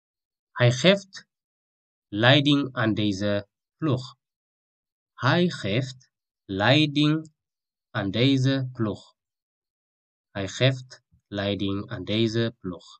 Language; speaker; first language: Dutch; non-native, fluent; Tigrinya